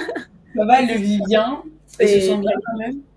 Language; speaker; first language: French; native; French